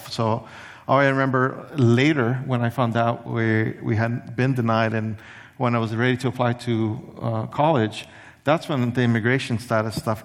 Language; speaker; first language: English; early bilingual, other home language; Spanish